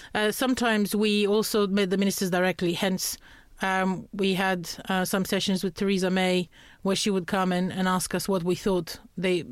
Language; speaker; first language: English; non-native, fluent; Romanian